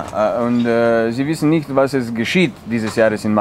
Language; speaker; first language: German; non-native, learner; Slovenian